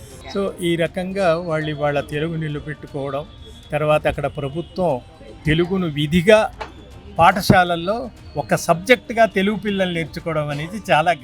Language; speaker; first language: Telugu; native; Telugu